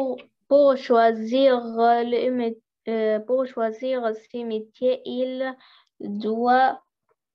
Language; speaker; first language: French; non-native, learner; Arabic